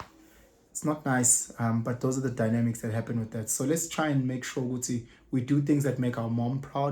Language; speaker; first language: English; non-native, local second language; Zulu